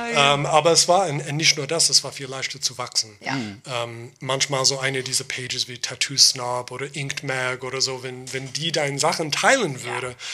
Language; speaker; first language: German; non-native, fluent; English